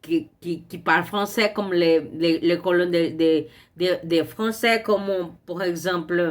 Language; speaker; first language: French; non-native, learner; Portuguese